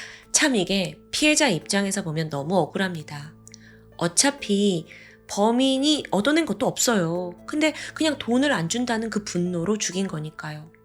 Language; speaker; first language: Korean; native; Korean